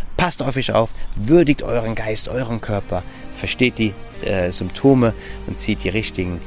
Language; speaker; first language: German; native; German